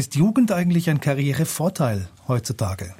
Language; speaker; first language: German; native; German